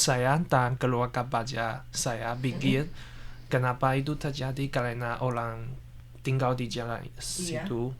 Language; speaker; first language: Indonesian; non-native, learner; Chinese